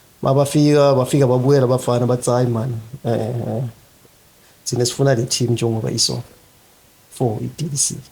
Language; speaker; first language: Zulu; non-native, local second language; Swati